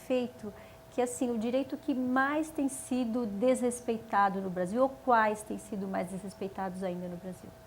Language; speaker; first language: Portuguese; native; Portuguese